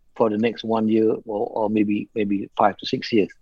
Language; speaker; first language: English; non-native, local second language; Malay